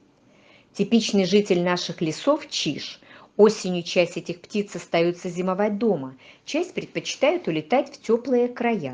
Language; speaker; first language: Russian; native; Russian